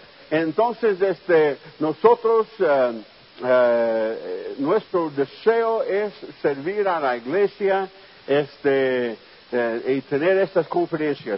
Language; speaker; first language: Spanish; non-native, fluent; English